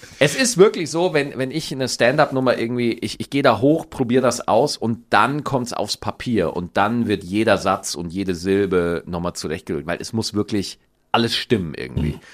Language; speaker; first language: German; native; German